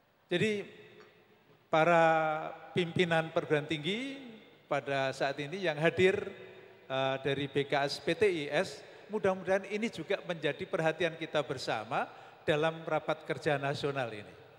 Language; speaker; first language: Indonesian; native; Indonesian